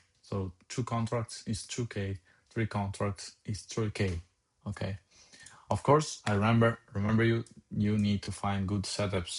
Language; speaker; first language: English; non-native, fluent; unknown